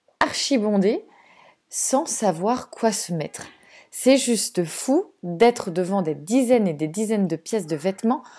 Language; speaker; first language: French; native; French